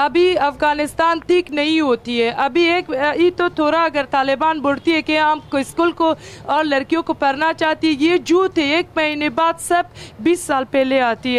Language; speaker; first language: Hindi; non-native, learner; Persian